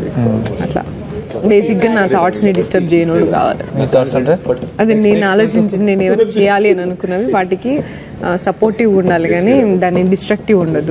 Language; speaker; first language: Telugu; native; Telugu